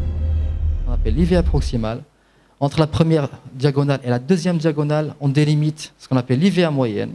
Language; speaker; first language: French; non-native, local second language; Arabic